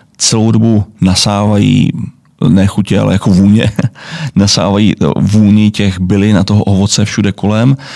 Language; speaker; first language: Czech; native; Czech